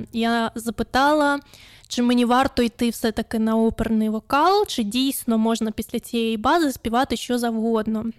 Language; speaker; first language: Ukrainian; non-native, local second language; Russian